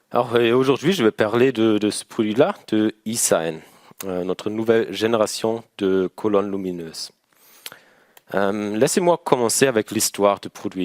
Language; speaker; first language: French; non-native, learner; German